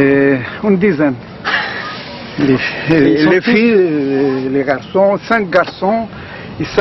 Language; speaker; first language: French; non-native, fluent; Portuguese